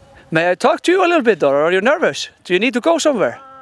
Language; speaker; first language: English; non-native, fluent; Icelandic